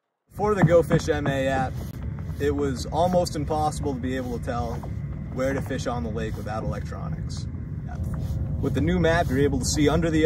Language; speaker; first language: English; native; English